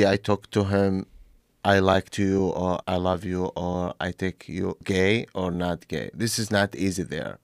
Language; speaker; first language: English; non-native, learner; Arabic